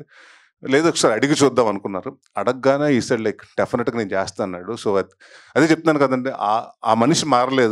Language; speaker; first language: Telugu; native; Telugu